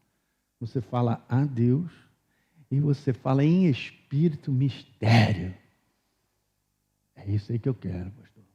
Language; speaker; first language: Portuguese; native; Portuguese